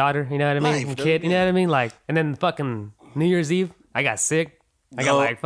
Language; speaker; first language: English; native; English